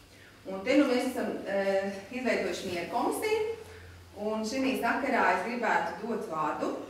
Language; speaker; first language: Latvian; native; Latvian